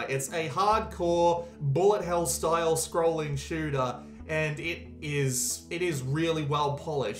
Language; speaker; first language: English; native; English